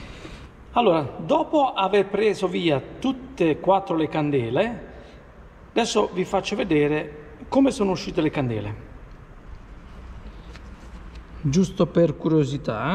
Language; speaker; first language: Italian; native; Italian